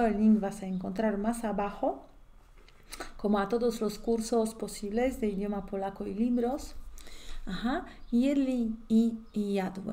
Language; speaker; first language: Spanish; non-native, fluent; Polish